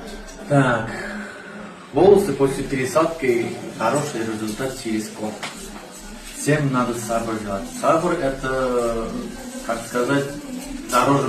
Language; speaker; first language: Russian; non-native, learner; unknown